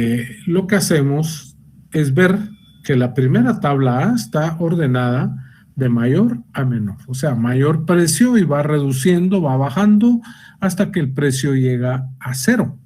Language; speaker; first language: Spanish; native; Spanish